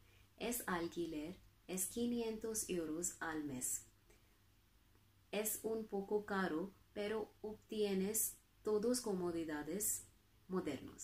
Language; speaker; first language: Spanish; non-native, learner; Hindi